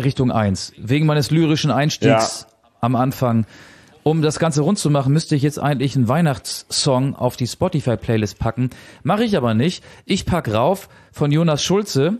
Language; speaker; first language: German; native; German